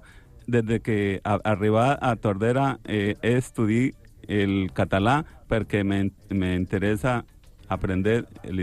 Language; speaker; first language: Catalan; non-native, learner; Spanish